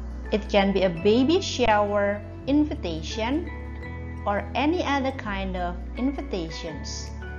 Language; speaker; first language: English; non-native, fluent; Indonesian